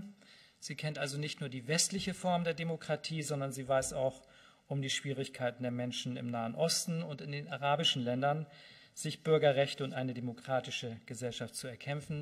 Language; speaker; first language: German; native; German